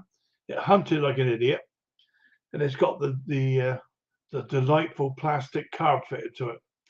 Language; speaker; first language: English; native; English